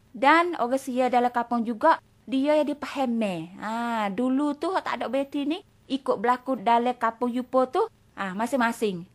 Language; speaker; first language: Malay; native; Malay